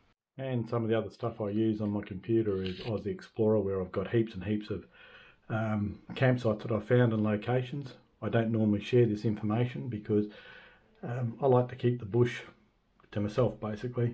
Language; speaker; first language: English; native; English